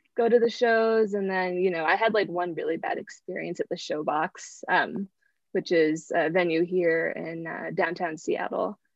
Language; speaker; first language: English; early bilingual, other home language; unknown